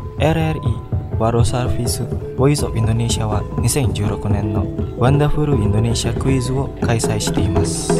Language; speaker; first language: Japanese; non-native, fluent; Indonesian